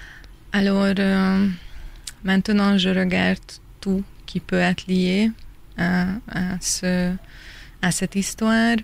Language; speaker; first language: French; non-native, fluent; Hungarian